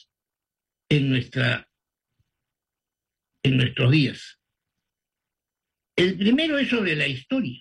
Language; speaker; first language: Spanish; native; Spanish